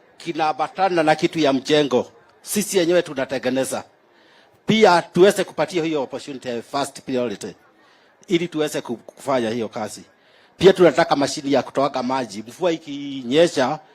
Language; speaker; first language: Swahili; non-native, local second language; Kikuyu